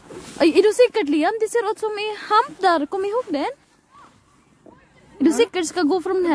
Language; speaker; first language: Swedish; non-native, learner; Cebuano